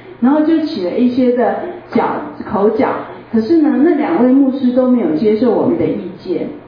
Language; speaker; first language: Chinese; native; Chinese